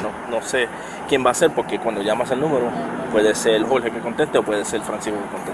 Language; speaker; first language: Spanish; early bilingual, other home language; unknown